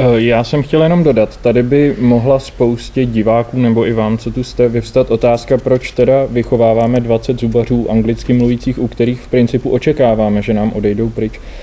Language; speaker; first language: Czech; native; Czech